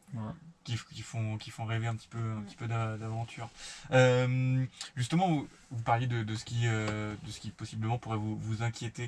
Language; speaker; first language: French; native; French